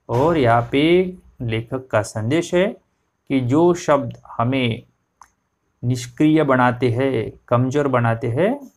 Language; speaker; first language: Hindi; non-native, local second language; Marathi